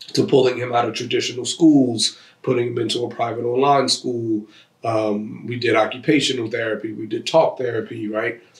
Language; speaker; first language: English; native; English